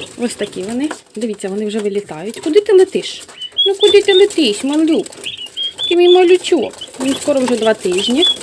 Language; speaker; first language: Ukrainian; non-native, local second language; Russian